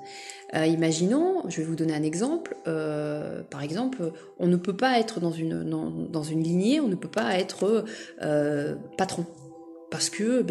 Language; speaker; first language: French; native; French